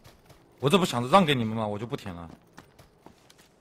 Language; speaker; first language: Chinese; native; Chinese